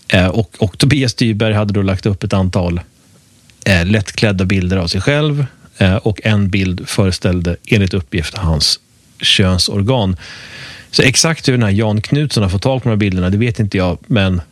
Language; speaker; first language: Swedish; native; Swedish